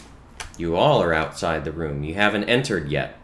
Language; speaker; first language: English; native; English